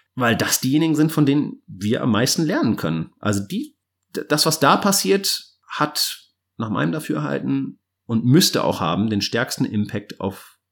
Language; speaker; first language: German; native; German